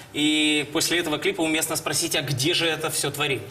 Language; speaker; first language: Russian; native; Russian